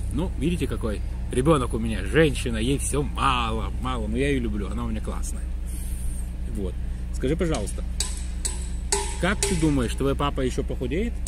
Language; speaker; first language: Russian; native; Russian